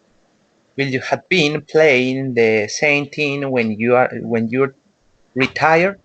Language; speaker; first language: English; non-native, learner; Spanish